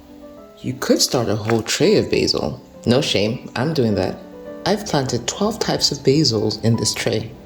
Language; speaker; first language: English; native; English